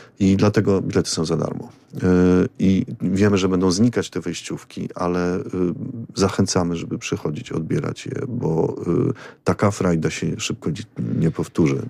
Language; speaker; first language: Polish; native; Polish